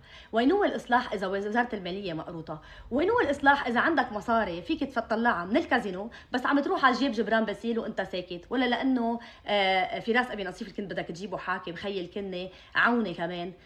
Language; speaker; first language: Arabic; native; Arabic